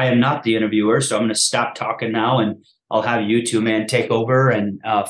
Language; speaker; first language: English; early bilingual, other home language; Persian